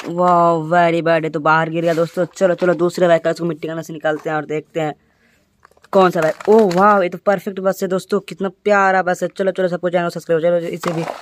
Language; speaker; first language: Hindi; native; Hindi